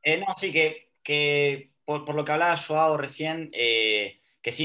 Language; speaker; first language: Spanish; native; Spanish